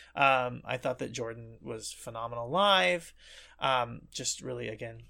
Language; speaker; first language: English; native; English